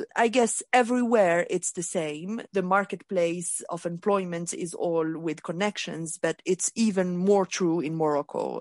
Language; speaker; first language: English; non-native, fluent; Arabic